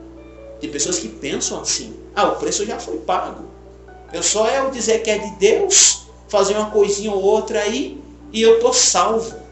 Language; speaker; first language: Portuguese; native; Portuguese